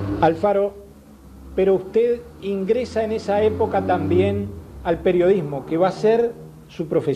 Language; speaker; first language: Spanish; native; Spanish